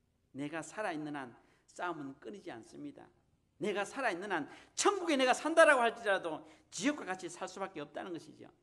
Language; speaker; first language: Korean; native; Korean